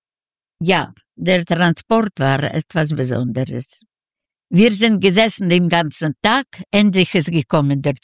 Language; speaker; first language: German; non-native, learner; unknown